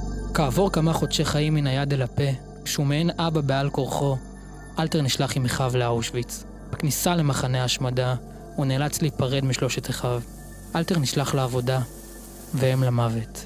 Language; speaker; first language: Hebrew; native; Hebrew